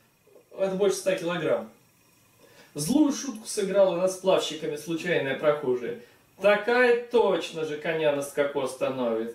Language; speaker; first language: Russian; native; Russian